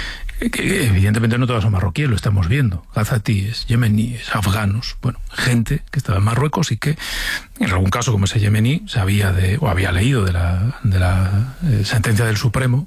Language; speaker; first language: Spanish; native; Spanish